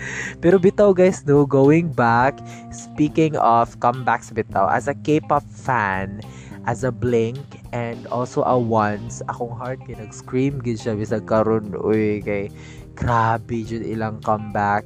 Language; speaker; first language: English; non-native, local second language; Cebuano